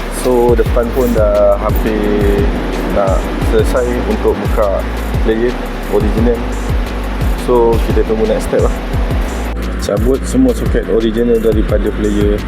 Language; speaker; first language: Malay; native; Malay